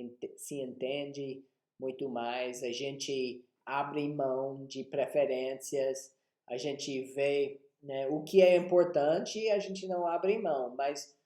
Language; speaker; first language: Portuguese; non-native, fluent; English